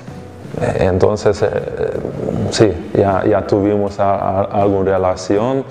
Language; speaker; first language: Spanish; non-native, fluent; Hungarian